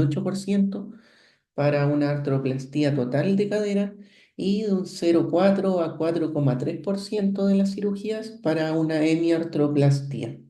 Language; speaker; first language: Spanish; native; Spanish